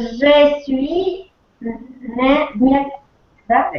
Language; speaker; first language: French; non-native, learner; Russian